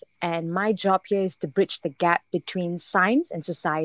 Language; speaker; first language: English; non-native, local second language; Tamil